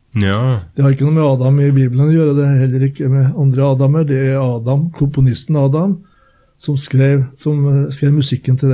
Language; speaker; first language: Norwegian; native; Norwegian